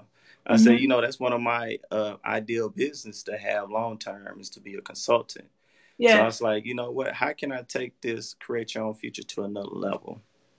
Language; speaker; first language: English; native; English